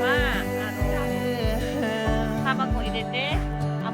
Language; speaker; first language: Japanese; non-native, learner; Thai